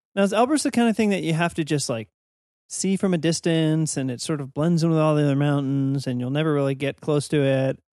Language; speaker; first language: English; native; English